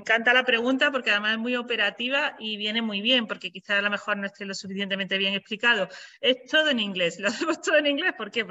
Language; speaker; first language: Spanish; native; Spanish